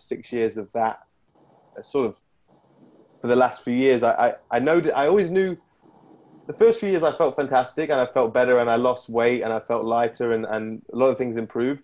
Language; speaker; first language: English; native; English